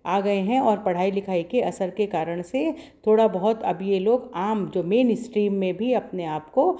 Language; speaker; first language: Hindi; native; Hindi